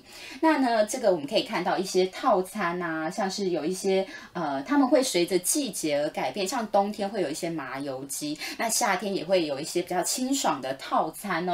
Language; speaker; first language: Chinese; native; Chinese